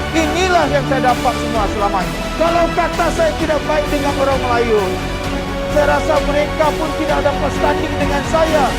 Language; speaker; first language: Malay; non-native, local second language; Chinese